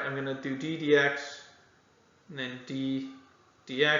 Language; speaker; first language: English; native; English